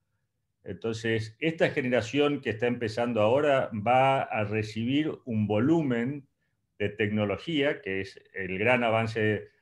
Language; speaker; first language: Spanish; native; Spanish